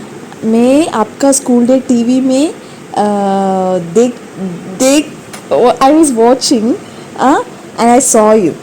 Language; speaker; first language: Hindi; non-native, local second language; Tulu